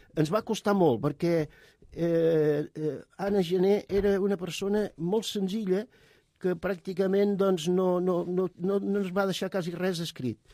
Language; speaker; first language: Catalan; native; Catalan